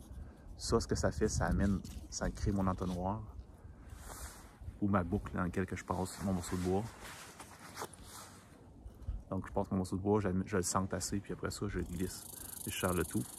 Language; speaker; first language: French; native; French